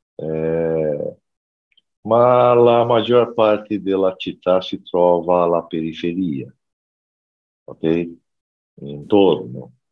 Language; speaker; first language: Italian; non-native, learner; Portuguese